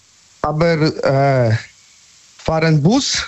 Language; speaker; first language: German; non-native, learner; Polish